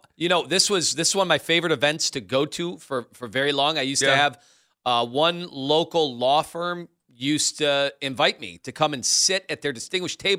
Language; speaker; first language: English; native; English